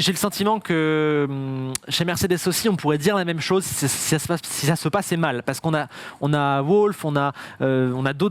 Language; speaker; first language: French; native; French